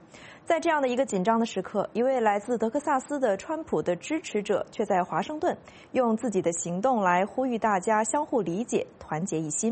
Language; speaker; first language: Chinese; native; Chinese